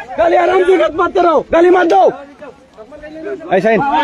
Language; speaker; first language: Hindi; non-native, learner; Bangla